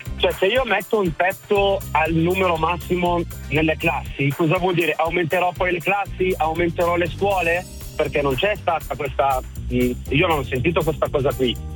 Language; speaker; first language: Italian; early bilingual, other home language; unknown